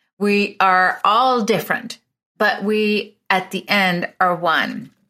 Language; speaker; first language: English; early bilingual, other home language; Spanish